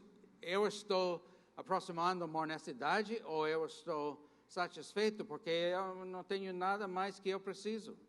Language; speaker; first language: Portuguese; non-native, fluent; English